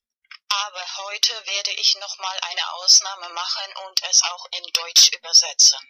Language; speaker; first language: German; non-native, fluent; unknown